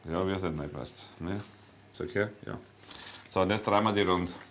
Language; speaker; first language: German; native; German